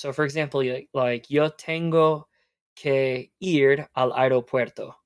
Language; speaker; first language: Spanish; non-native, fluent; English